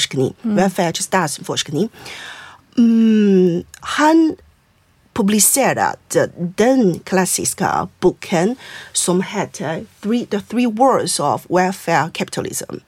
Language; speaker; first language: Swedish; non-native, fluent; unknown